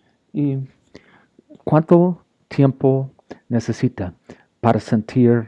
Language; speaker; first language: Spanish; non-native, learner; English